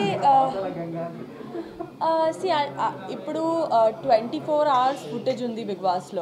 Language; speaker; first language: Telugu; non-native, learner; Gujarati